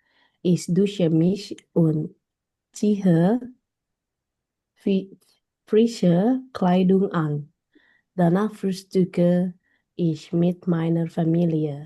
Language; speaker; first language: German; non-native, learner; Indonesian